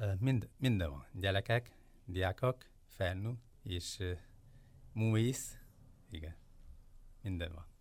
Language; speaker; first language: Hungarian; non-native, learner; Chinese